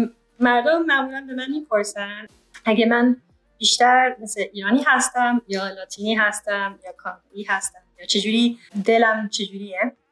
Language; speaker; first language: Persian; early bilingual, heritage; English